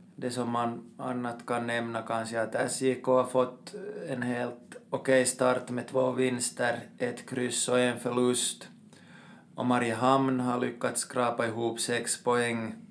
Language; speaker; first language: Swedish; native; Swedish